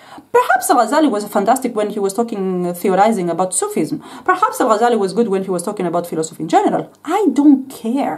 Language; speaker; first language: English; non-native, fluent; Greek